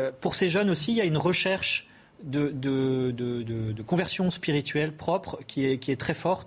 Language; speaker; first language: French; native; French